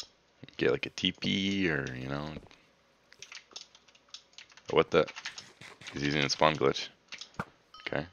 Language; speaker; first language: English; native; English